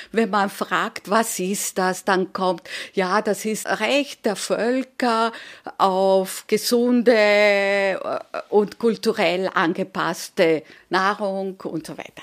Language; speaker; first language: German; early bilingual, other home language; Spanish